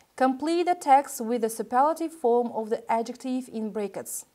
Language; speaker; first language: English; non-native, fluent; Kazakh